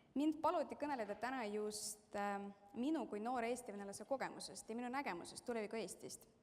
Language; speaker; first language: Estonian; non-native, local second language; Russian